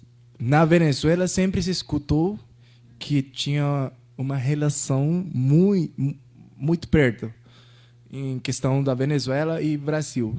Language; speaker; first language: Portuguese; non-native, fluent; Spanish